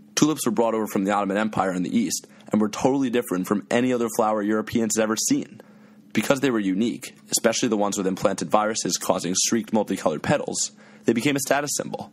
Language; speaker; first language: English; native; English